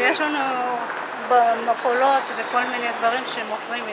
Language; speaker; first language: Hebrew; non-native, local second language; Adyghe